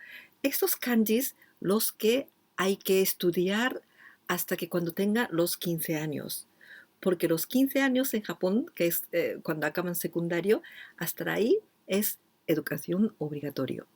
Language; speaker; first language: Spanish; non-native, fluent; Japanese